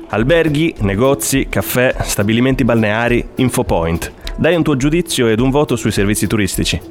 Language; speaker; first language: Italian; native; Italian